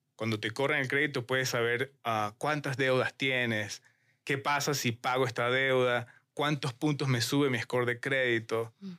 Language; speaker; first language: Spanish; native; Spanish